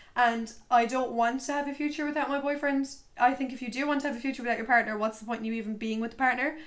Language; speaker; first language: English; native; English